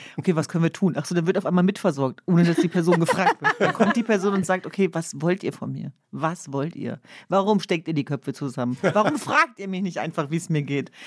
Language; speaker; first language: German; early bilingual, other home language; Kurdish